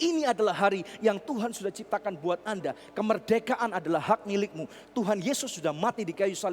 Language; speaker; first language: Indonesian; native; Indonesian